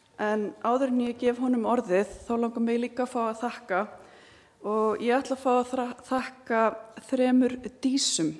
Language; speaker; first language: Icelandic; native; Icelandic